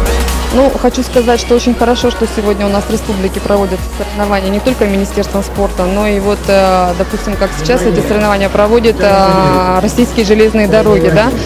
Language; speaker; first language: Russian; native; Russian